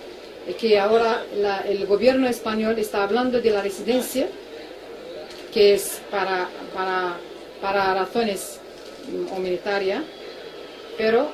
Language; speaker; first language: Spanish; non-native, local second language; Arabic